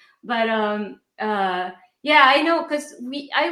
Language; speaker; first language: English; non-native, fluent; French